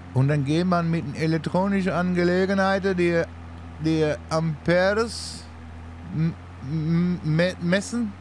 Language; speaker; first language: German; non-native, learner; Dutch